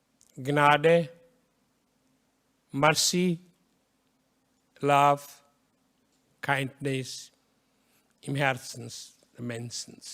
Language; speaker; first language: German; non-native, learner; Hindi